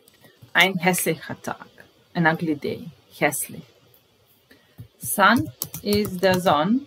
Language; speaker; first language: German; non-native, fluent; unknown